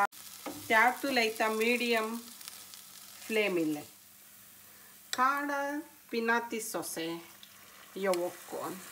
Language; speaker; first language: Finnish; non-native, learner; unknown